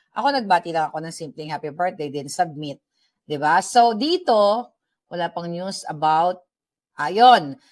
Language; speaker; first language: Filipino; native; Filipino